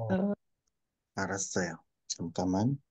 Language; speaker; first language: Korean; non-native, fluent; Indonesian